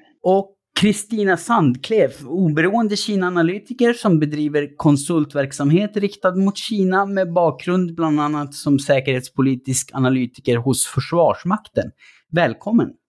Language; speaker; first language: Swedish; native; Swedish